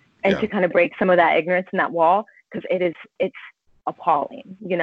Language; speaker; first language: English; native; English